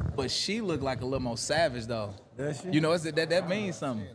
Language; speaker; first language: English; native; English